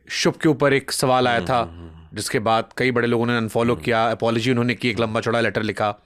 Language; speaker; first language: Hindi; native; Hindi